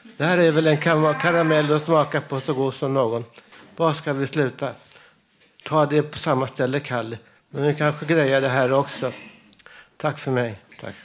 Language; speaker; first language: Swedish; native; Swedish